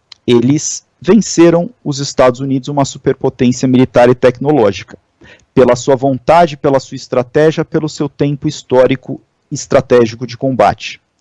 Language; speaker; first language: Portuguese; native; Portuguese